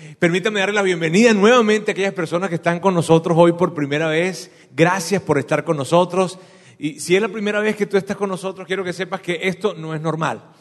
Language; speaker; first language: Spanish; native; Spanish